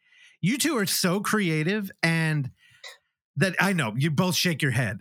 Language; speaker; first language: English; native; English